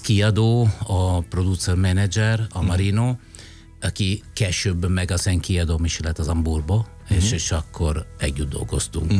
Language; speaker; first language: Hungarian; non-native, fluent; Italian